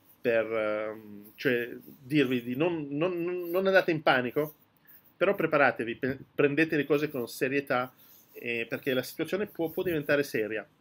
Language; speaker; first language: Italian; early bilingual, heritage; French